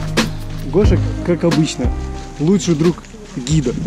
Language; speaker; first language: Russian; native; Russian